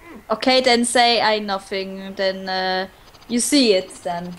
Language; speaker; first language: English; non-native, learner; German